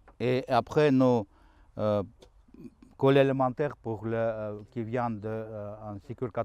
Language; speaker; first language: French; non-native, learner; Albanian